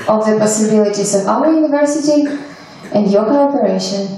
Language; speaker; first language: English; non-native, fluent; Ukrainian